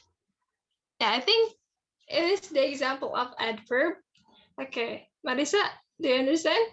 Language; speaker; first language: English; non-native, fluent; Indonesian